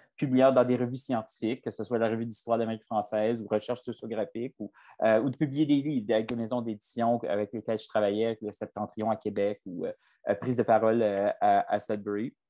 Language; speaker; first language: French; native; French